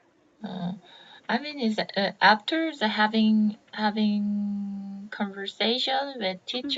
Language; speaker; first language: English; non-native, learner; Korean